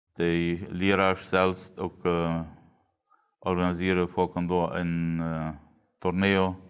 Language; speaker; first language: German; non-native, local second language; Plautdietsch